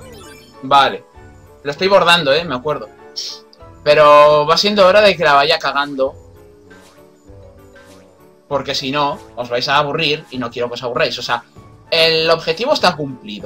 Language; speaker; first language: Spanish; native; Spanish